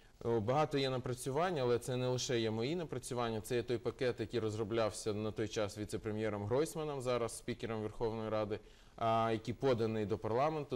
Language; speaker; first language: Ukrainian; non-native, local second language; Russian